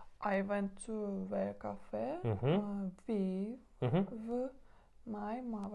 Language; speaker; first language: English; non-native, learner; Russian